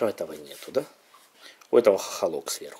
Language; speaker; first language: Russian; native; Russian